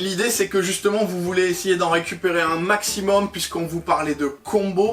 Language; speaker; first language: French; native; French